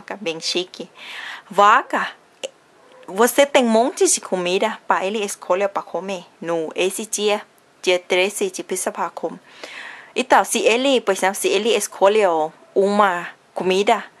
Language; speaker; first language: Portuguese; non-native, learner; Thai